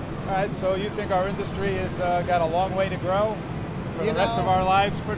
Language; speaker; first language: English; native; English